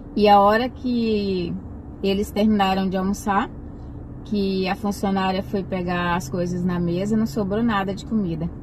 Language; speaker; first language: Portuguese; native; Portuguese